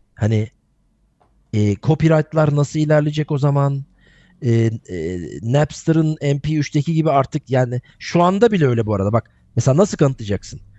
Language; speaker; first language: Turkish; native; Turkish